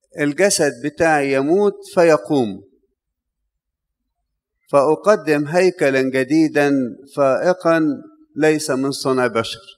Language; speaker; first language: Arabic; native; Arabic